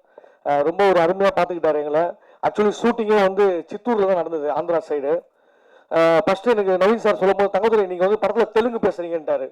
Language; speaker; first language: Tamil; native; Tamil